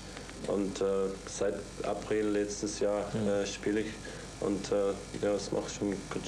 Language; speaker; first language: German; non-native, fluent; English